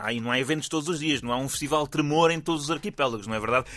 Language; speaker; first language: Portuguese; native; Portuguese